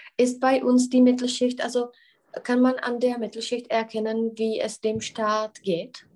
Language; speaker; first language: German; non-native, fluent; Czech